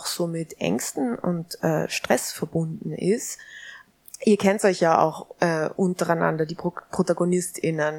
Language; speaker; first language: German; native; German